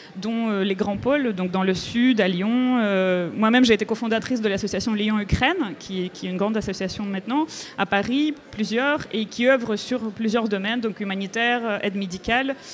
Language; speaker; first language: French; non-native, fluent; Ukrainian